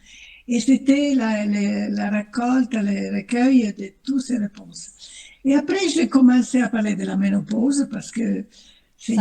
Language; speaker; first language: French; non-native, fluent; Italian